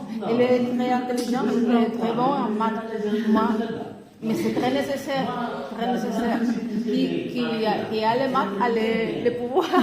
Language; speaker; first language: French; non-native, fluent; Spanish